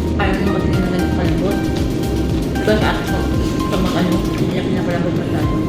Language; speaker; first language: Filipino; non-native, local second language; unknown